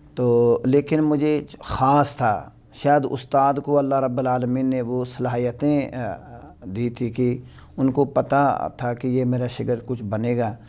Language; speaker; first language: Urdu; non-native, local second language; Punjabi